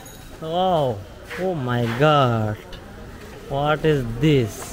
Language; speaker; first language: English; non-native, learner; Bangla